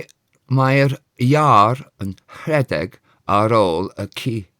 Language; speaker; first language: Welsh; non-native, fluent; English